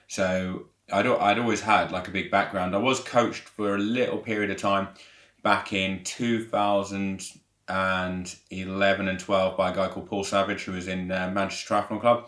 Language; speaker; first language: English; native; English